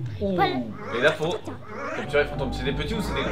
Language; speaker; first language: French; native; French